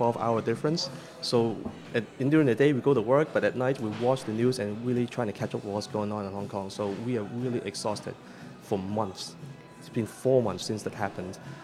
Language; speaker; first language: English; non-native, local second language; Cantonese